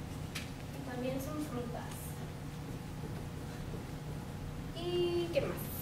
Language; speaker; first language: Spanish; non-native, fluent; English